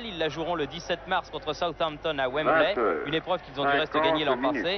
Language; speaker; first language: French; native; French